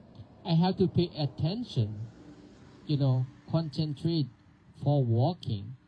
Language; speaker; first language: English; non-native, learner; Thai